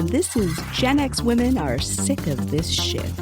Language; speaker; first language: English; native; English